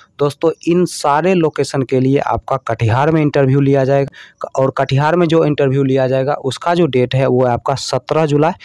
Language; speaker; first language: Hindi; native; Hindi